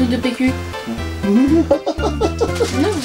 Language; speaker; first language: French; native; French